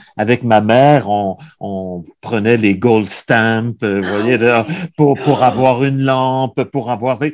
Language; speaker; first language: French; native; French